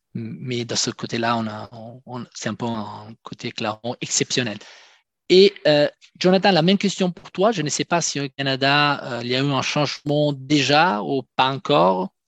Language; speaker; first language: French; non-native, fluent; Italian